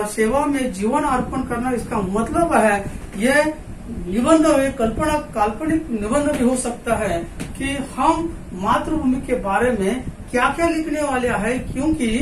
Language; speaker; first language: Hindi; non-native, local second language; Marathi